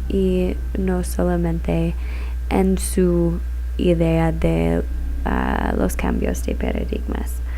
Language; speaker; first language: Spanish; non-native, learner; English